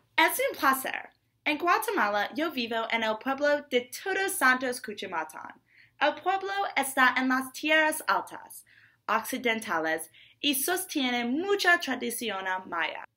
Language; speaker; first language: Spanish; non-native, learner; English